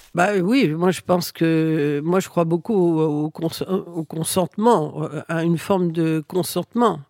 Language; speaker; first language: French; early bilingual, other home language; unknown